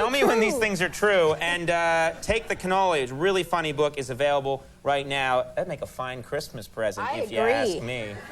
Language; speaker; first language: English; native; English